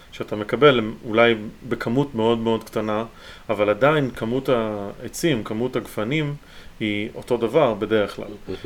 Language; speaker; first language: Hebrew; native; Hebrew